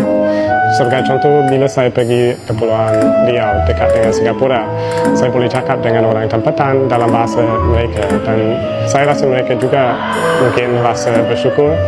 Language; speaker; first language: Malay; non-native, fluent; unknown